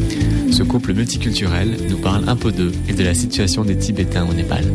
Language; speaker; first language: French; native; French